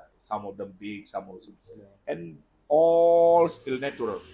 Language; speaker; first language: English; non-native, learner; Indonesian